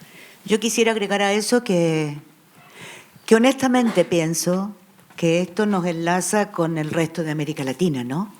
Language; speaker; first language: Spanish; native; Spanish